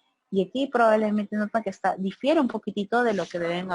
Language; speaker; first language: Spanish; native; Spanish